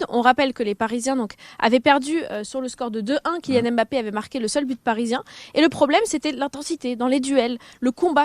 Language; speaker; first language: French; native; French